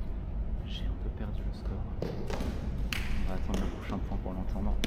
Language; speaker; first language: French; native; French